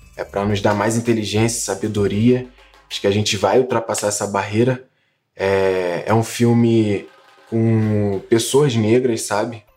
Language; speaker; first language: Portuguese; native; Portuguese